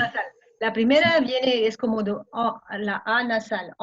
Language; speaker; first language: Spanish; non-native, fluent; French